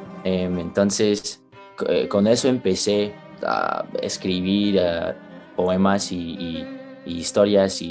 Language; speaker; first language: Spanish; early bilingual, heritage; Spanish